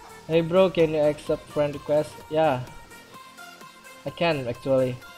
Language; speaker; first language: English; non-native, learner; Indonesian